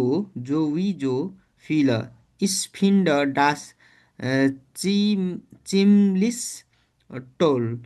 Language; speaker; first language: German; non-native, learner; Nepali